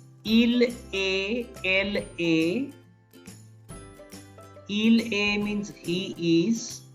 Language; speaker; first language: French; non-native, fluent; Bangla